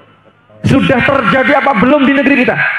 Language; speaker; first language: Indonesian; native; Indonesian